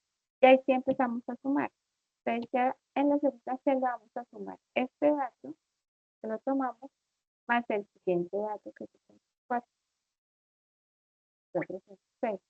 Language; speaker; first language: Spanish; native; Spanish